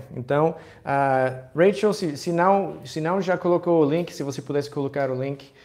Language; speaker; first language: Portuguese; non-native, fluent; English